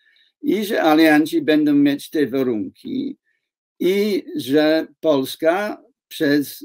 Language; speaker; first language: Polish; non-native, fluent; English